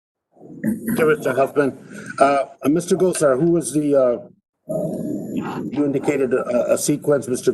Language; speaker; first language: English; native; English